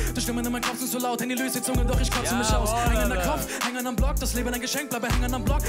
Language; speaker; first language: German; native; German